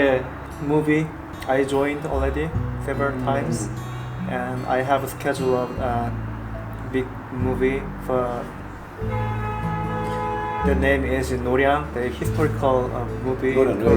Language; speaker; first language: English; non-native, learner; Korean